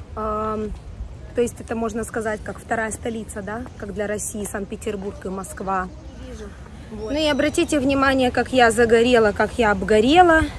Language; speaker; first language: Russian; native; Russian